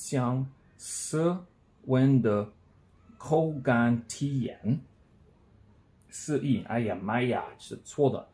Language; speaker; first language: Chinese; non-native, learner; English